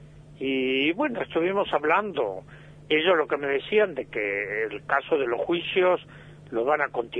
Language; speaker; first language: Spanish; native; Spanish